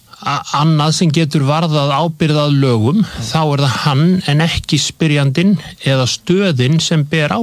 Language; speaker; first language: Icelandic; native; Icelandic